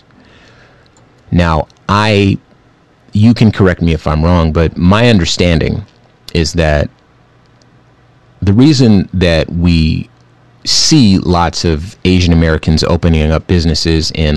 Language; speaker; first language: English; native; English